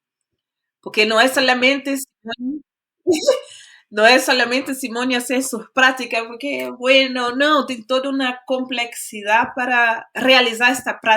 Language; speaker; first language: Spanish; non-native, fluent; Portuguese